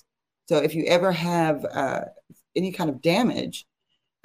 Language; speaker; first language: English; native; English